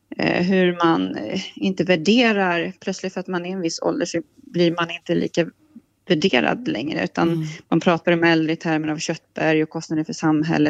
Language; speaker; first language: Swedish; native; Swedish